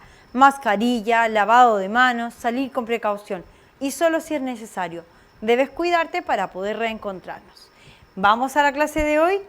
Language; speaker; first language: Spanish; native; Spanish